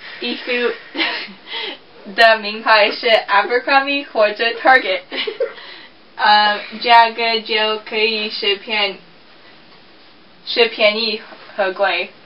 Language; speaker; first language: Chinese; non-native, learner; English